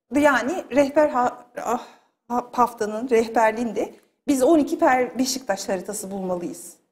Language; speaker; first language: Turkish; native; Turkish